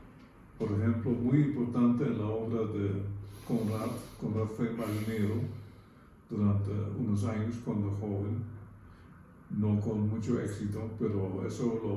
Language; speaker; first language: Spanish; non-native, fluent; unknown